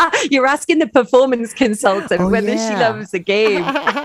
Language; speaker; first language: English; native; English